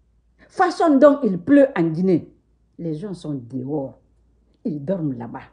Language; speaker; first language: French; non-native, local second language; Susu